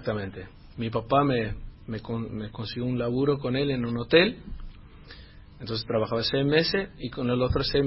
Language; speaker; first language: Spanish; non-native, fluent; Dutch